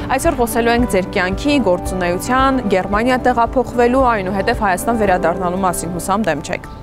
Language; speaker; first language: Armenian; native; Armenian